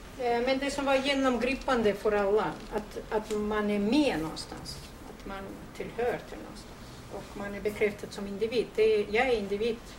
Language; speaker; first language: Swedish; non-native, fluent; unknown